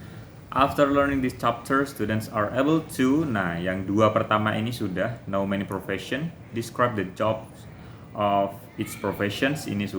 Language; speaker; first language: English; non-native, fluent; Indonesian